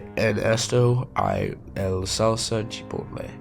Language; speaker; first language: Spanish; non-native, learner; English